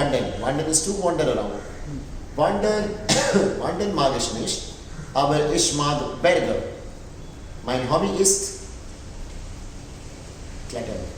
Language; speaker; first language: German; non-native, fluent; Hindi